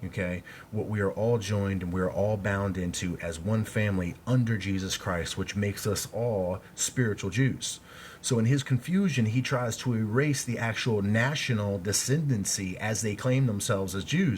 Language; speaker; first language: English; native; English